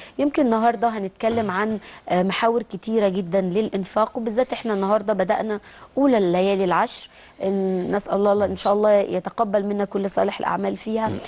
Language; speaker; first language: Arabic; native; Arabic